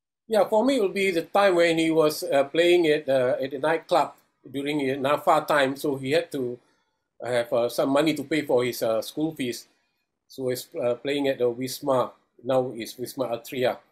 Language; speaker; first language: English; non-native, local second language; Malay